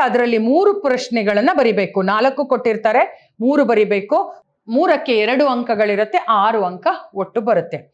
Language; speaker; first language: Kannada; native; Kannada